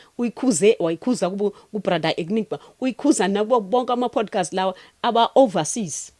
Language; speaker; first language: Zulu; non-native, local second language; Xhosa